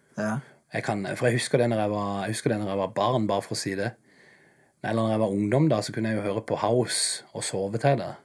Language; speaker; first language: Norwegian; native; Norwegian